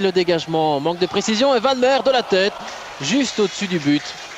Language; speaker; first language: French; native; French